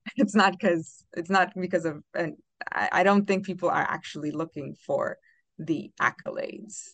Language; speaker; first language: English; non-native, fluent; Romanian